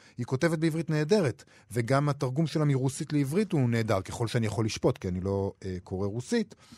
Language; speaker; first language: Hebrew; native; Hebrew